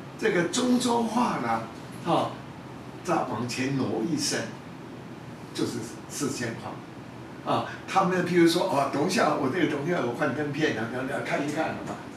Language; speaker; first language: Chinese; non-native, local second language; Hakka Chinese